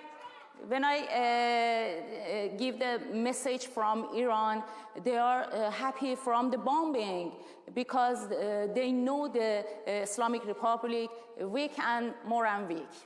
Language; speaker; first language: English; non-native, learner; Persian